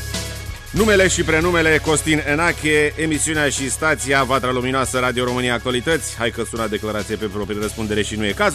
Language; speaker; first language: Romanian; native; Romanian